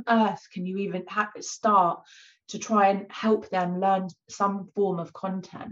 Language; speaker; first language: English; native; English